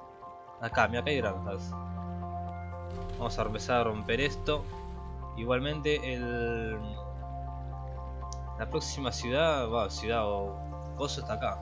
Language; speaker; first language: Spanish; native; Spanish